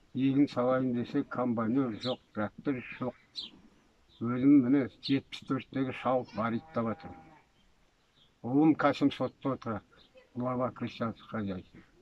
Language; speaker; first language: Kazakh; native; Kazakh